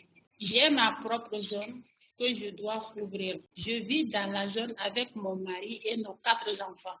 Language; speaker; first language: French; non-native, local second language; Bambara